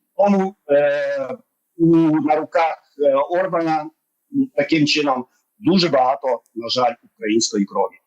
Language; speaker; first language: Ukrainian; non-native, local second language; Hungarian